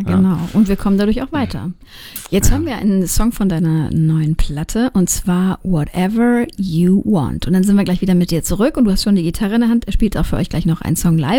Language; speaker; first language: German; native; German